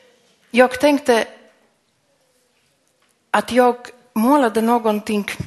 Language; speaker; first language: Swedish; non-native, fluent; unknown